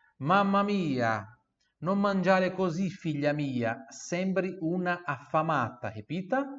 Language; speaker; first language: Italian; non-native, fluent; Portuguese